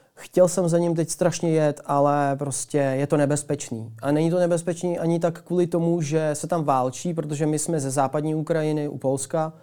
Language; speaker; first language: Czech; early bilingual, other home language; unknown